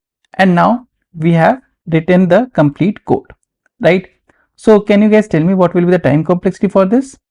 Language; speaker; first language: English; non-native, local second language; Hindi